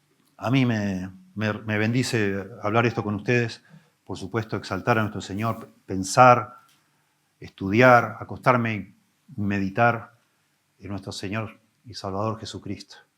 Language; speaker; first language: Spanish; native; Spanish